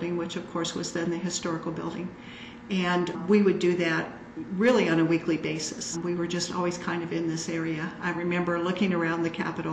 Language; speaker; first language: English; native; English